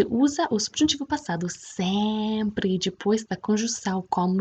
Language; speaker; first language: Portuguese; non-native, fluent; English